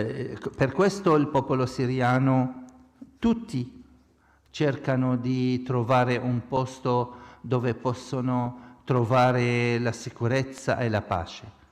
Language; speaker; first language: Italian; non-native, fluent; Arabic